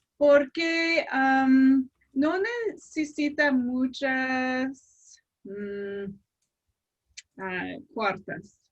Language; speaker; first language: Spanish; non-native, learner; English